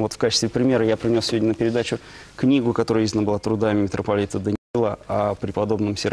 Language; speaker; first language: Russian; native; Russian